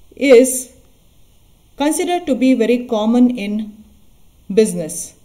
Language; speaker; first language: English; non-native, local second language; Kannada